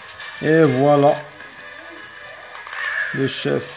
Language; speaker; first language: French; non-native, fluent; Arabic